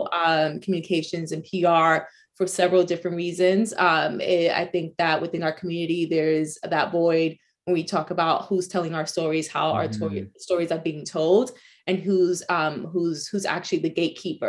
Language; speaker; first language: English; early bilingual, other home language; Spanish